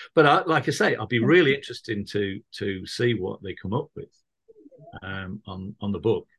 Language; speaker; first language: English; native; English